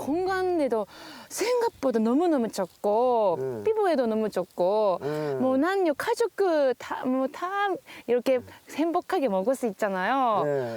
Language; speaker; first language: Korean; non-native, learner; Japanese